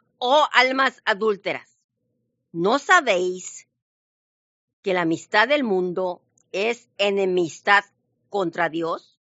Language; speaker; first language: Spanish; early bilingual, heritage; Spanish